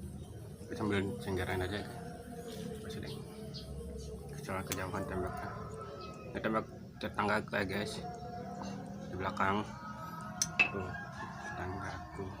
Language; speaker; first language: Indonesian; native; Indonesian